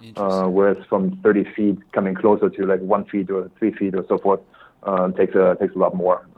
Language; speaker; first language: English; non-native, fluent; German